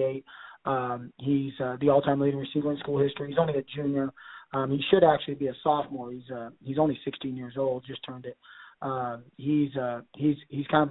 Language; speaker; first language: English; native; English